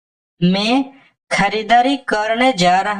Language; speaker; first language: Hindi; non-native, fluent; Bangla